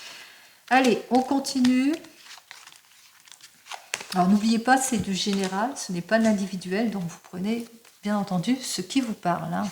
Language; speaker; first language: French; native; French